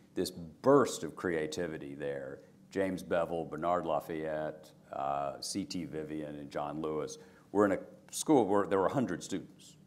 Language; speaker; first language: English; native; English